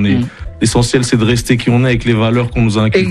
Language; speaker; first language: French; early bilingual, other home language; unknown